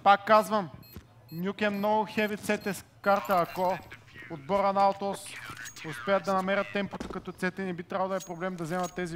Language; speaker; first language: Bulgarian; native; Bulgarian